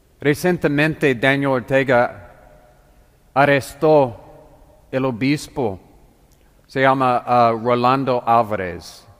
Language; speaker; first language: Spanish; non-native, fluent; English